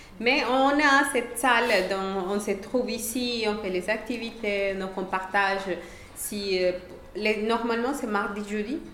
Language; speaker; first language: French; non-native, fluent; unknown